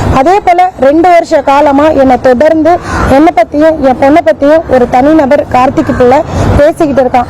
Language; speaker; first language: Tamil; native; Tamil